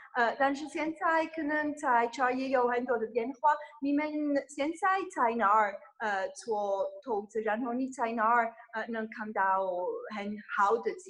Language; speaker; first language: Chinese; non-native, fluent; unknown